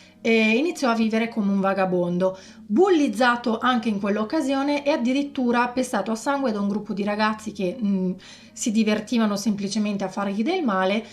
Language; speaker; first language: Italian; native; Italian